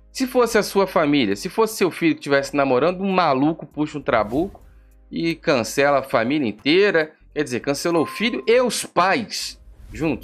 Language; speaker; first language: Portuguese; native; Portuguese